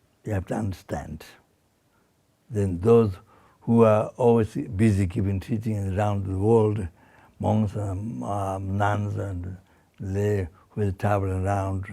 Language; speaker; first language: English; non-native, fluent; Sherpa